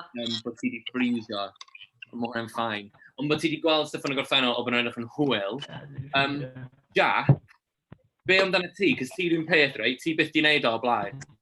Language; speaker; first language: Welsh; native; Welsh